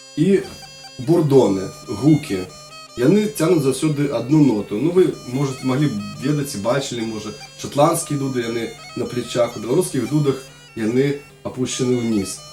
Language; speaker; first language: Belarusian; native; Belarusian